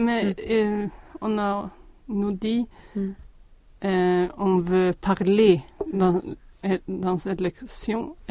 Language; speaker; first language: French; non-native, learner; Swedish